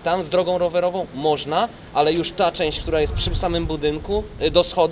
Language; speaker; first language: Polish; native; Polish